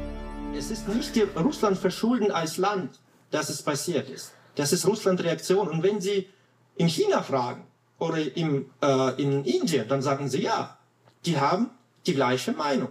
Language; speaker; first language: German; non-native, fluent; Russian